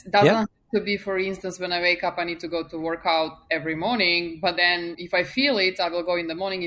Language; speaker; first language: English; non-native, fluent; Serbian